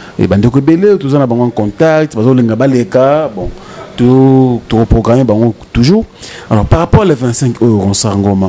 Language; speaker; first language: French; non-native, local second language; Lingala